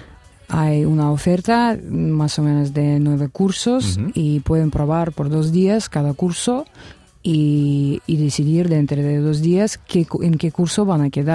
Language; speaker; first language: Spanish; non-native, fluent; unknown